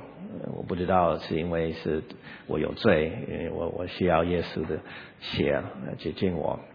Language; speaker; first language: Chinese; non-native, learner; English